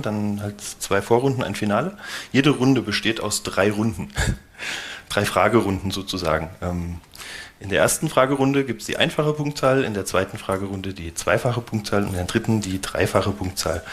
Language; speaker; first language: German; native; German